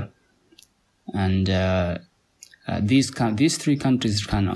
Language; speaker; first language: English; non-native, local second language; Somali